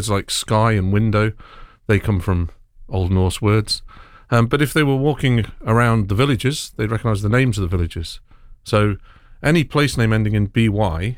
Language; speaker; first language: English; native; English